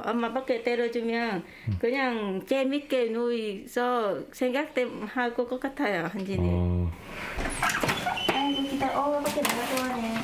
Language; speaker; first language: Korean; non-native, learner; Vietnamese